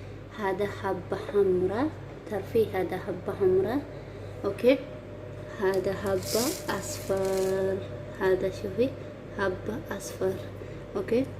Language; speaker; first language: Arabic; non-native, learner; Oromo